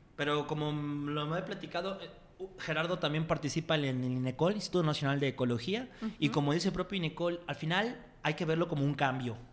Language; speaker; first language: Spanish; native; Spanish